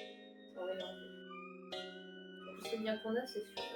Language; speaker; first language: French; native; French